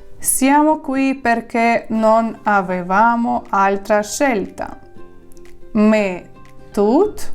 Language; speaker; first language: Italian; non-native, fluent; Ukrainian